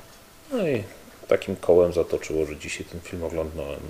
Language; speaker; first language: Polish; native; Polish